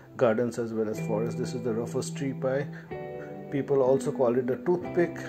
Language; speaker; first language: English; non-native, local second language; Hindi